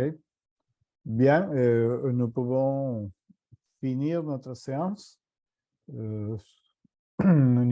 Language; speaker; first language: French; non-native, fluent; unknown